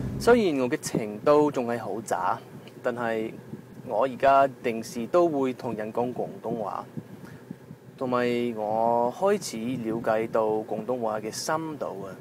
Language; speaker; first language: Cantonese; non-native, learner; English